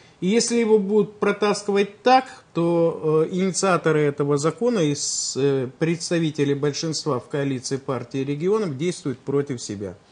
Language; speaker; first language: Russian; native; Russian